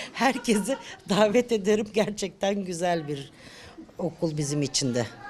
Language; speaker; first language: Turkish; native; Turkish